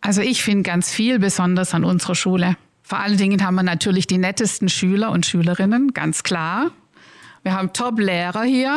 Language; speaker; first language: German; native; German